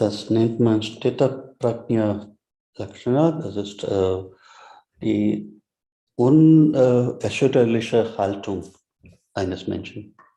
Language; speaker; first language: German; non-native, fluent; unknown